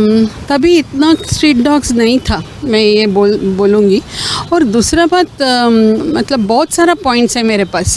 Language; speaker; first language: Hindi; non-native, local second language; Marathi